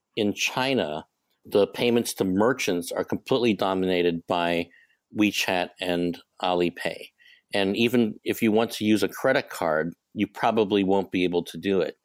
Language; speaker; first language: English; non-native, local second language; Cantonese